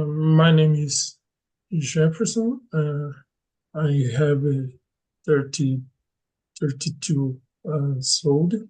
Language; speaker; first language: English; non-native, learner; Portuguese